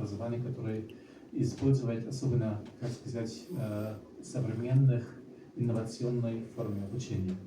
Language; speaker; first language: Russian; non-native, fluent; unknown